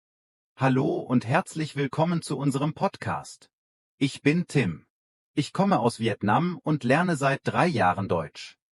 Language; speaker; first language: German; non-native, fluent; Vietnamese